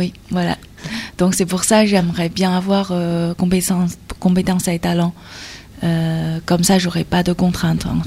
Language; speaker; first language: French; non-native, fluent; Chinese